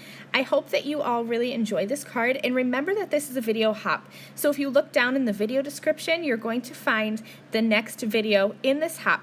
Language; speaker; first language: English; native; English